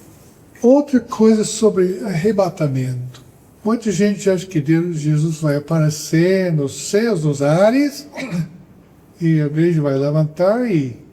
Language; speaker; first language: Portuguese; non-native, fluent; English